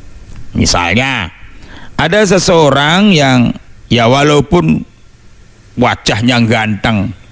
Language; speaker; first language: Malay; non-native, local second language; Javanese